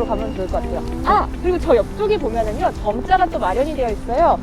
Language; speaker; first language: Korean; native; Korean